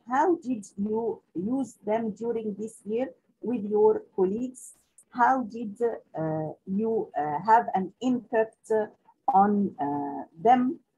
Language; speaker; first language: English; non-native, local second language; Arabic